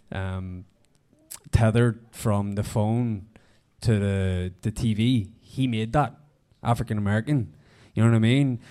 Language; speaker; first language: English; native; English